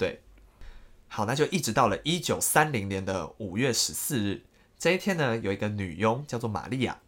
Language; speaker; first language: Chinese; native; Chinese